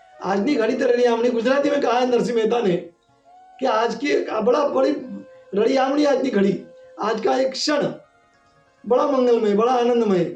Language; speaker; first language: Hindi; non-native, local second language; Gujarati